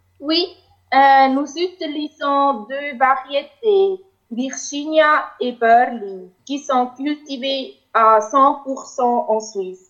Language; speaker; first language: French; non-native, local second language; German